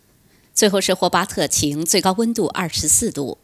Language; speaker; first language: Chinese; native; Chinese